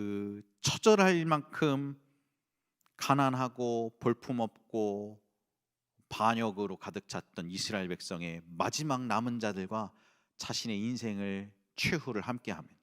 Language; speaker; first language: Korean; native; Korean